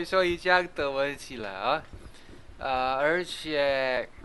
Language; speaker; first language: Chinese; non-native, fluent; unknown